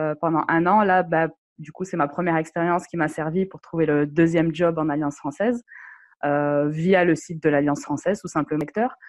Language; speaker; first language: French; non-native, local second language; Arabic